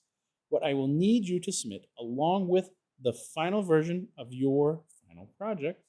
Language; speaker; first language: English; native; English